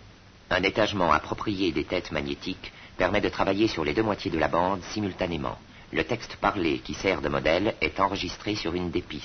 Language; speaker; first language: French; native; French